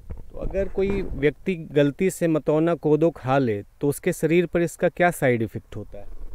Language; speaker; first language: Hindi; native; Hindi